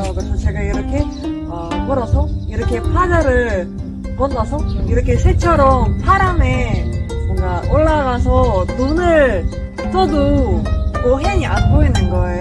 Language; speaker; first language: Korean; non-native, fluent; Russian